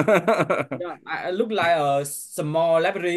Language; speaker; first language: English; non-native, learner; Vietnamese